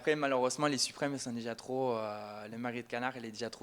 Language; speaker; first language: French; non-native, fluent; German